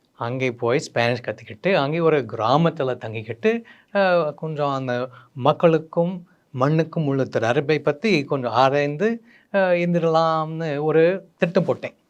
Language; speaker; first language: Tamil; non-native, fluent; English